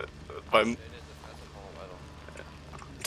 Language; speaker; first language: German; native; German